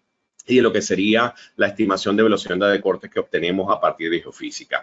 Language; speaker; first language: Spanish; native; Spanish